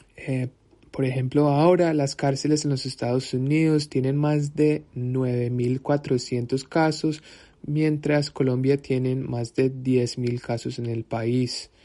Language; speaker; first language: Spanish; early bilingual, heritage; Spanish